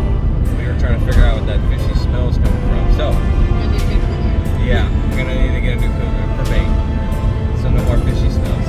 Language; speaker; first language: English; native; English